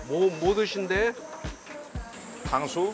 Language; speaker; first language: Korean; native; Korean